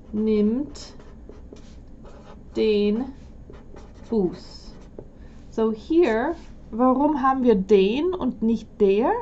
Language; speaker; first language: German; non-native, fluent; English